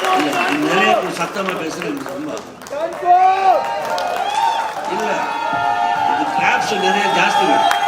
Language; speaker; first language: Tamil; non-native, learner; Telugu